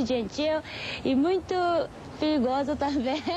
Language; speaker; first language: Portuguese; non-native, learner; Japanese